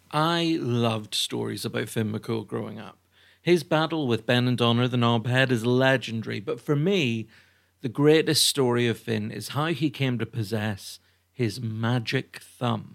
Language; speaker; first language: English; native; English